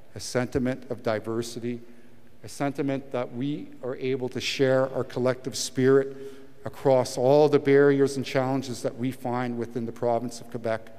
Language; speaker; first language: English; early bilingual, other home language; French